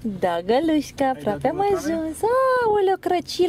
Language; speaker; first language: Romanian; native; Romanian